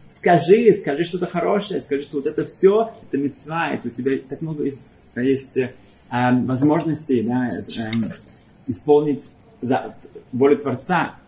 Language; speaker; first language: Russian; early bilingual, heritage; Russian